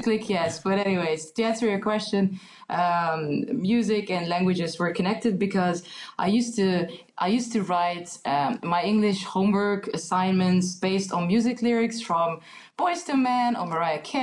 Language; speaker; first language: English; non-native, fluent; Hungarian